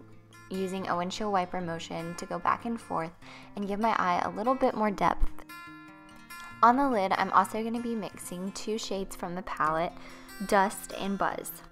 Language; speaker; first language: English; native; English